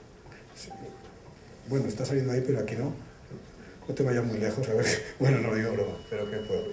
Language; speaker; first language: Spanish; native; Spanish